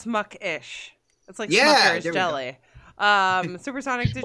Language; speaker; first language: English; native; English